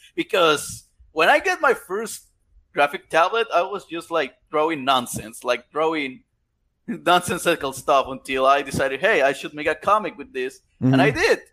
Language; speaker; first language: English; non-native, fluent; Spanish